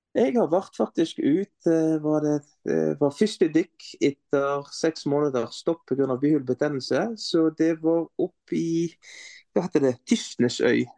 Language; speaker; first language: Norwegian; non-native, fluent; Arabic